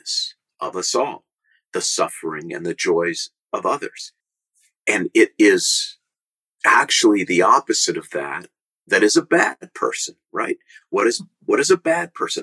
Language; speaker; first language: English; native; English